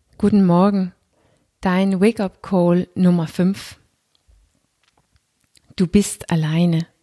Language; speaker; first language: German; non-native, fluent; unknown